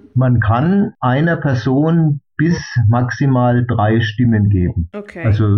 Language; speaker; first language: German; native; German